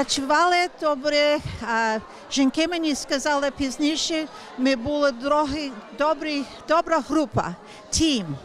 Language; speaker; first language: Ukrainian; early bilingual, heritage; English